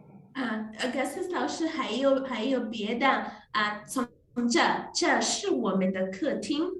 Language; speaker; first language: Chinese; non-native, fluent; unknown